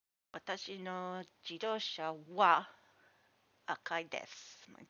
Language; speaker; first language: Japanese; non-native, learner; English